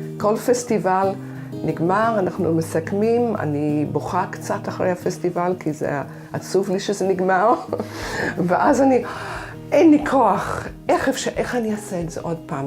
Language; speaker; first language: Hebrew; non-native, fluent; English